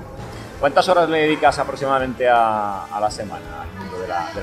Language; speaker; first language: Spanish; native; Spanish